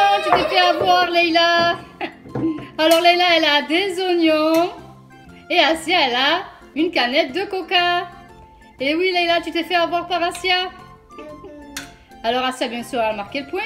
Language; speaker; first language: French; native; French